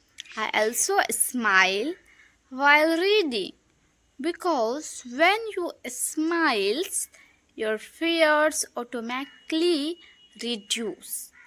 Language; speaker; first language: English; non-native, local second language; Hindi